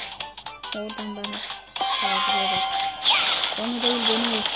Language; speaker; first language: Turkish; native; Turkish